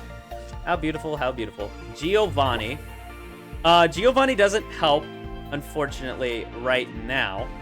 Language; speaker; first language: English; native; English